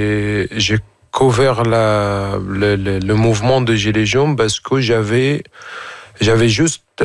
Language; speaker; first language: French; non-native, fluent; Arabic